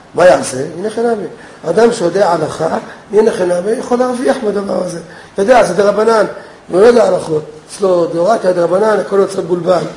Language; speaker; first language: Hebrew; native; Hebrew